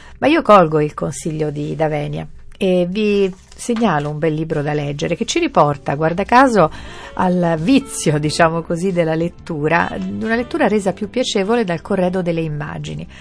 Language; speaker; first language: Italian; native; Italian